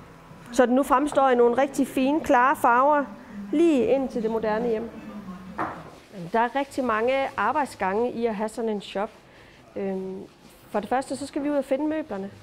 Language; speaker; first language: Danish; native; Danish